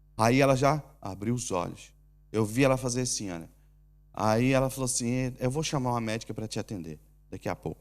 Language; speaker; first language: Portuguese; native; Portuguese